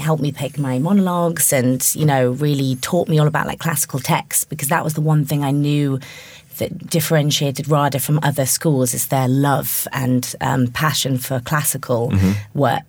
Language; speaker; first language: English; native; English